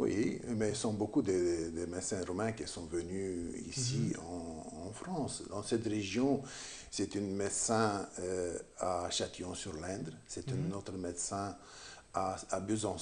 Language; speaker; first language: French; non-native, fluent; Romanian